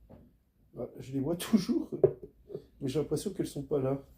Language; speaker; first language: French; native; French